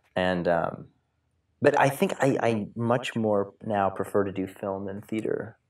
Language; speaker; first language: English; native; English